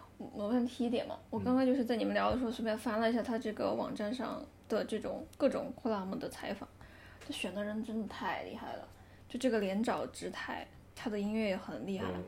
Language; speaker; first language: Chinese; native; Chinese